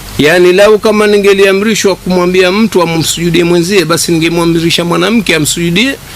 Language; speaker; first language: Swahili; native; Swahili